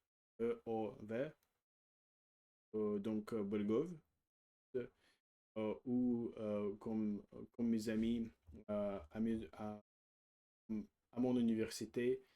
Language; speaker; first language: French; non-native, learner; Russian